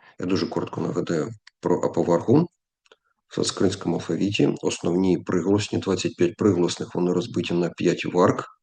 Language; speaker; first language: Ukrainian; non-native, local second language; Russian